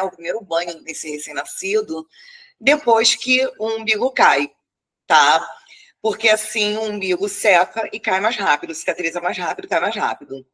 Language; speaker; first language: Portuguese; native; Portuguese